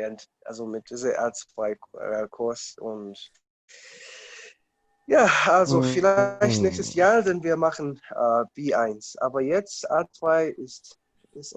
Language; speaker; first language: German; non-native, learner; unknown